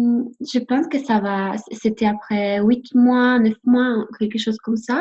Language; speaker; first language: French; non-native, fluent; Italian